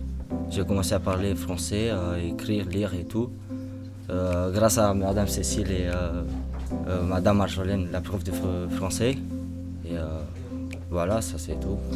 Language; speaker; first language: French; non-native, learner; Romanian